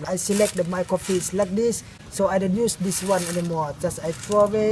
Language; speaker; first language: English; non-native, learner; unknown